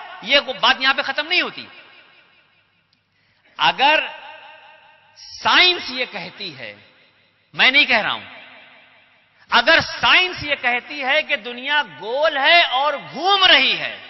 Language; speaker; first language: Urdu; native; Urdu